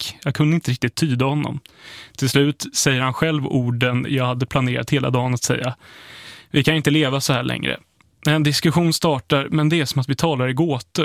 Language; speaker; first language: Swedish; native; Swedish